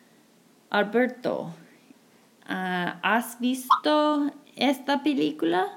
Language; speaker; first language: Spanish; non-native, fluent; English